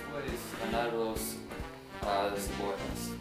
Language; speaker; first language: Spanish; non-native, learner; English